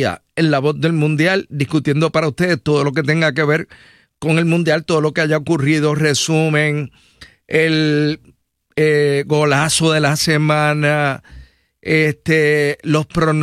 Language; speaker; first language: Spanish; native; Spanish